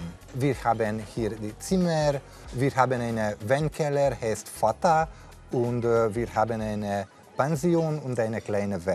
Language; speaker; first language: German; non-native, learner; Hungarian